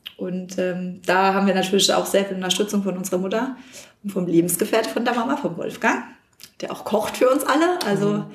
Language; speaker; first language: German; native; German